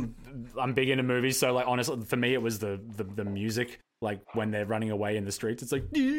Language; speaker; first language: English; native; English